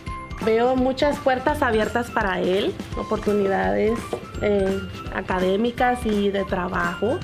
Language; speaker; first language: Spanish; early bilingual, heritage; Spanish